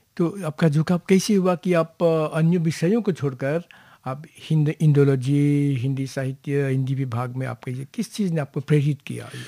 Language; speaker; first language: Hindi; non-native, local second language; Morisyen